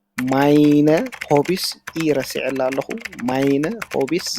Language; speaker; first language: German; non-native, fluent; Tigrinya